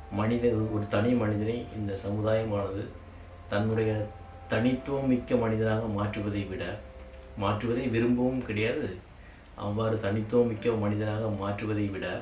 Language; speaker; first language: Tamil; native; Tamil